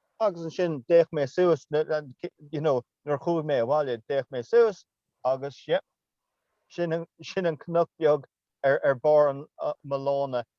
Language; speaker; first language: Irish; non-native, local second language; English